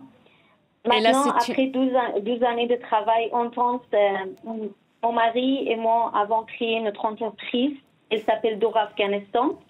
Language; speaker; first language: French; non-native, learner; Persian